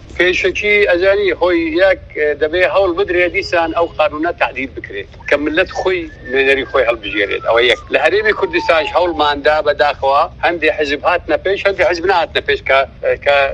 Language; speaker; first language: Central Kurdish; non-native, local second language; Assyrian Neo-Aramaic